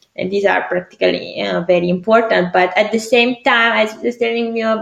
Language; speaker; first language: English; non-native, fluent; Greek